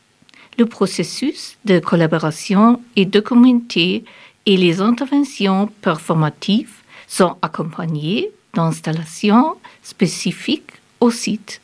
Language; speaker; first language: French; non-native, learner; German